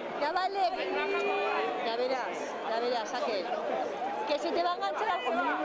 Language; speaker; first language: Spanish; native; Spanish